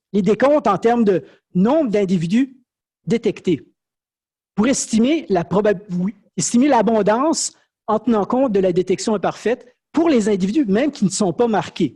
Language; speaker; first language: French; native; French